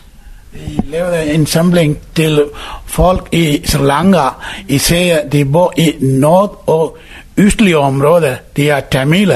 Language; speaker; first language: Danish; non-native, learner; Tamil